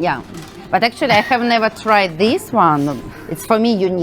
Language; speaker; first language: English; non-native, learner; Russian